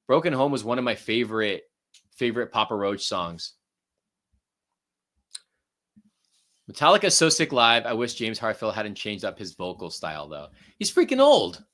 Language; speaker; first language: English; native; English